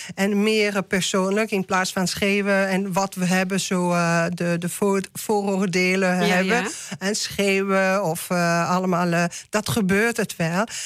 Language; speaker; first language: Dutch; non-native, learner; French